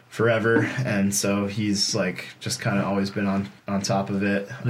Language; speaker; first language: English; native; English